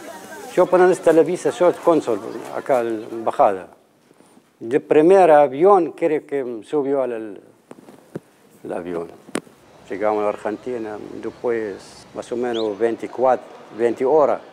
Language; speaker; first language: Spanish; non-native, learner; Arabic